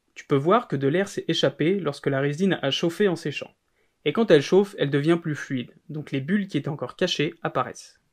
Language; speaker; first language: French; native; French